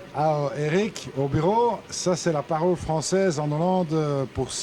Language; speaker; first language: French; native; French